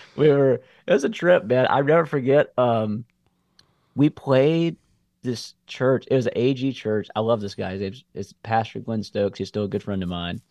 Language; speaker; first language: English; native; English